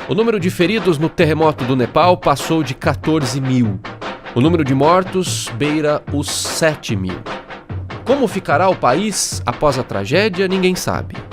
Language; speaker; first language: Portuguese; native; Portuguese